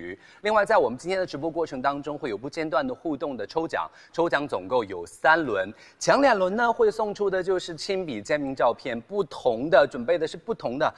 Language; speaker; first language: Chinese; native; Chinese